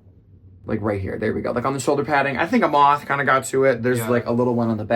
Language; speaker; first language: English; native; English